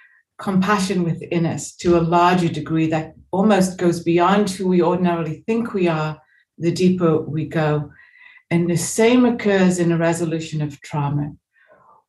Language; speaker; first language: English; native; English